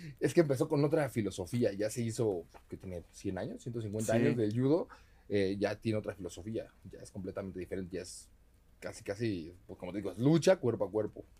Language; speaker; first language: Spanish; native; Spanish